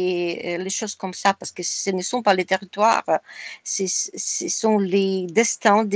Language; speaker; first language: French; non-native, fluent; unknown